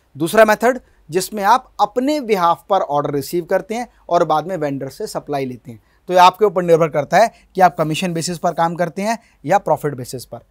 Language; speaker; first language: Hindi; native; Hindi